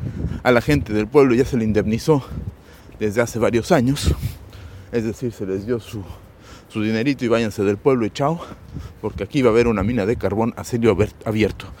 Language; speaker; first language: Spanish; native; Spanish